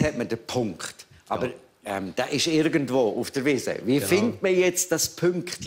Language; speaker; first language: German; native; German